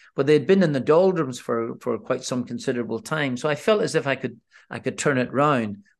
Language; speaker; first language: English; native; English